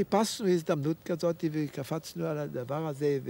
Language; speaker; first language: Hebrew; non-native, fluent; German